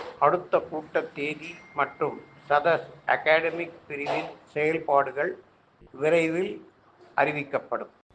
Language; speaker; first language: Tamil; non-native, local second language; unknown